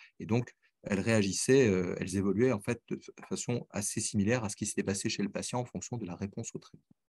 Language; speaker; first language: French; native; French